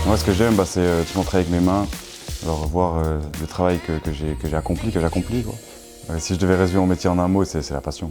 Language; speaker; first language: French; native; French